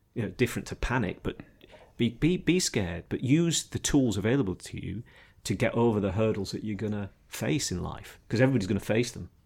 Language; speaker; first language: English; native; English